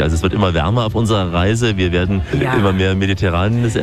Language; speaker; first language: German; native; German